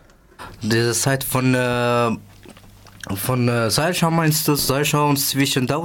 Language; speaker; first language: German; non-native, learner; Persian